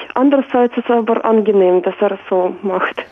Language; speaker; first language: German; non-native, fluent; Russian